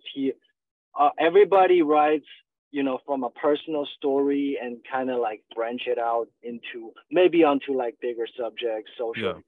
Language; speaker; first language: English; non-native, fluent; Chinese